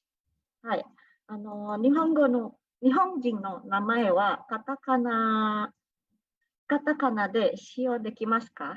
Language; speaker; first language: Japanese; non-native, learner; Indonesian